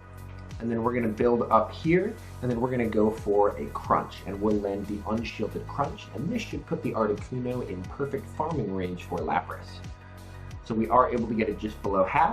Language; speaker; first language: English; native; English